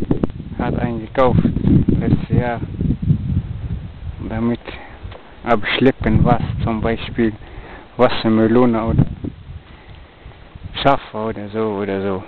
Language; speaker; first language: German; non-native, learner; Arabic